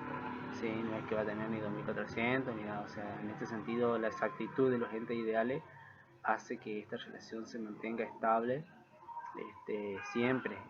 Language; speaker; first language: Spanish; native; Spanish